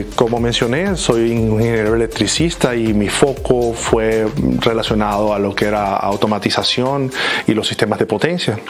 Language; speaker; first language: Spanish; native; Spanish